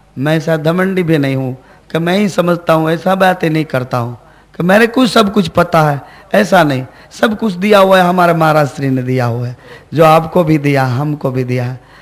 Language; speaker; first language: Hindi; non-native, local second language; Gujarati